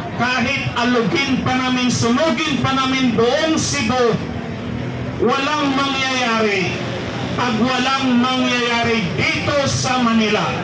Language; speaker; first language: Filipino; non-native, local second language; Cebuano